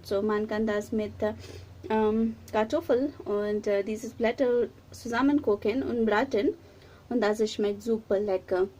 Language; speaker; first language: German; non-native, learner; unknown